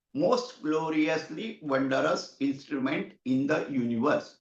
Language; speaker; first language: English; non-native, local second language; Marathi